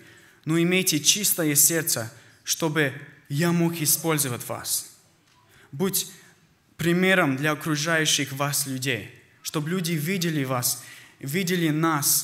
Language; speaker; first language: Russian; early bilingual, heritage; Russian